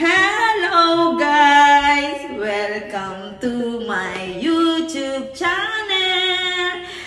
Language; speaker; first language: English; non-native, local second language; Filipino